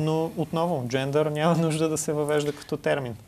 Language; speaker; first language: Bulgarian; native; Bulgarian